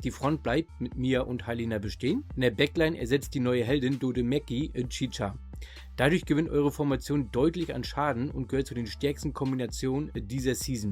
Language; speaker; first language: German; native; German